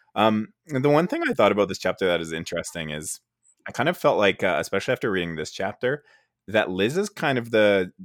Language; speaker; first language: English; native; English